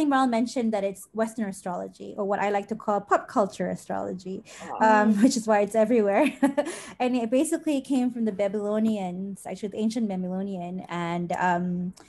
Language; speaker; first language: English; non-native, local second language; Malay